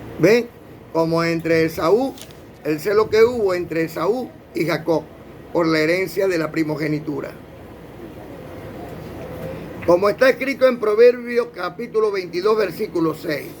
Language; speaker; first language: Spanish; native; Spanish